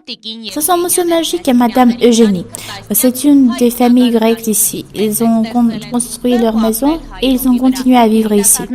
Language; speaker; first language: French; non-native, fluent; Armenian